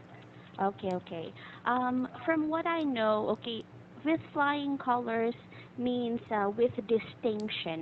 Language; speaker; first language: English; non-native, fluent; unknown